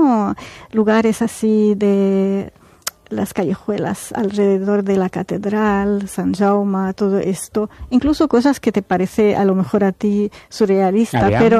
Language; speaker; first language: Spanish; non-native, fluent; Arabic